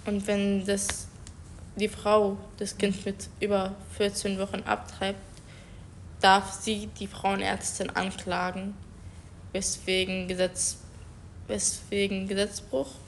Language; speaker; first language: German; non-native, learner; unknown